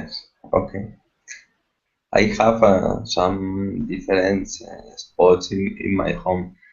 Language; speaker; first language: English; non-native, learner; Spanish